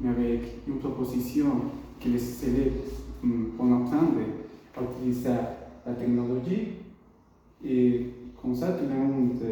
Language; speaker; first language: French; non-native, learner; Spanish